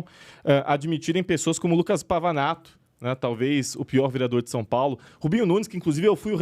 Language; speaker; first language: Portuguese; native; Portuguese